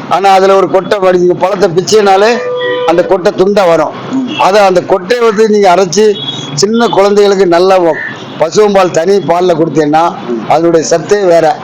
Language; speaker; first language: Tamil; native; Tamil